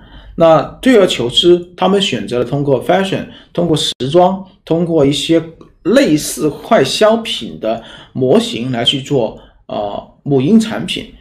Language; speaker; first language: Chinese; native; Chinese